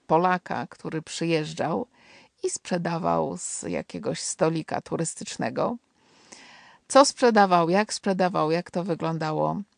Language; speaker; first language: Polish; native; Polish